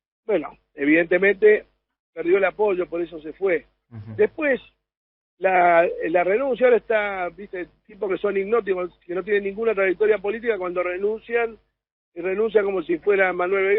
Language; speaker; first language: Spanish; native; Spanish